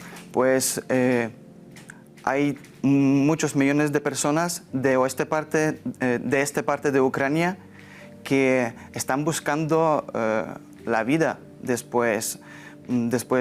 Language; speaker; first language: Spanish; non-native, learner; Ukrainian